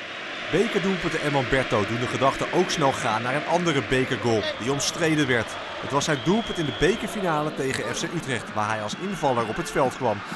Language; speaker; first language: Dutch; native; Dutch